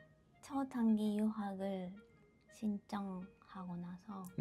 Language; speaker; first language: Korean; non-native, learner; Japanese